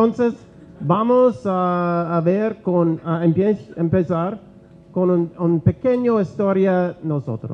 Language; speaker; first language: Spanish; non-native, learner; English